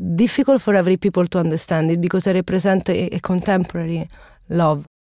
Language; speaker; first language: English; non-native, learner; Italian